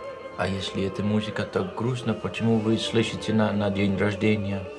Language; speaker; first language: Russian; non-native, fluent; Dutch